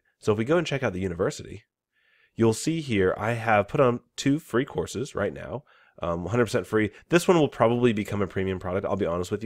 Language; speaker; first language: English; native; English